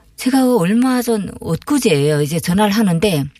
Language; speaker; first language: Korean; native; Korean